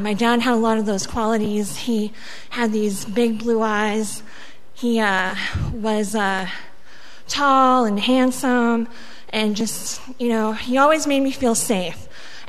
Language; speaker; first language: English; early bilingual, other home language; Spanish